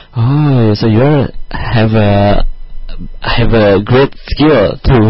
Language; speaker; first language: English; non-native, learner; Indonesian